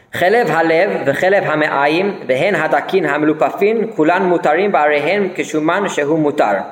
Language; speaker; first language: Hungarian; early bilingual, heritage; Hungarian